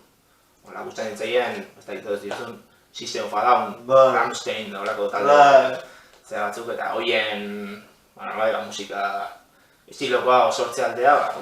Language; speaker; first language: Basque; native; Basque